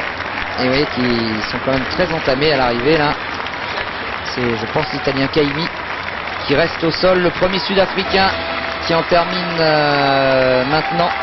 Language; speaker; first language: French; native; French